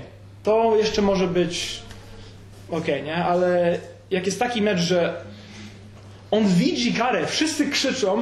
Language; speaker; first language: Polish; early bilingual, heritage; Polish